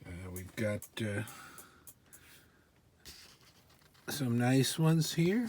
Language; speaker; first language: English; native; English